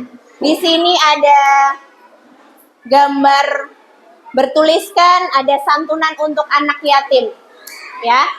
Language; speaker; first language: Indonesian; native; Indonesian